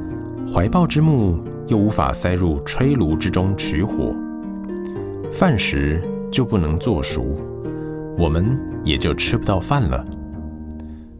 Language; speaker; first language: Chinese; native; Chinese